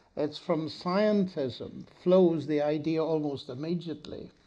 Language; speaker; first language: English; native; English